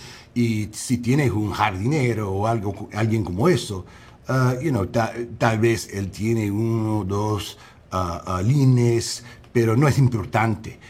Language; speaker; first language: Spanish; non-native, learner; English